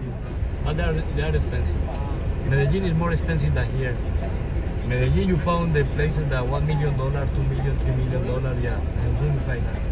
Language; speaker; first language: English; non-native, fluent; Spanish